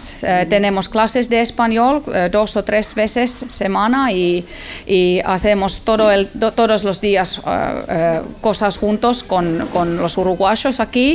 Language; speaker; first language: Spanish; non-native, learner; Finnish